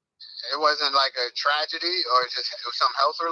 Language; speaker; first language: English; native; English